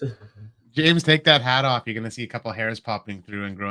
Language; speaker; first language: English; native; English